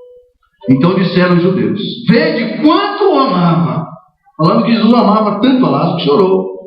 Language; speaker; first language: Portuguese; native; Portuguese